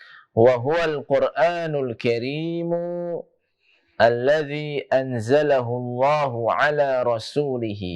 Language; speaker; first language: Arabic; non-native, fluent; Indonesian